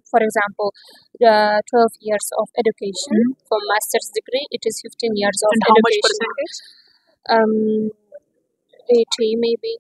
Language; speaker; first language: English; non-native, learner; Kazakh